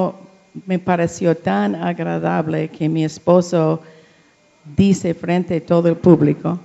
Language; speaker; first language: Spanish; non-native, learner; English